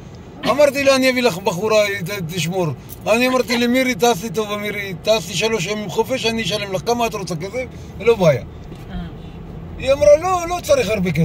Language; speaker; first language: Hebrew; non-native, fluent; Nepali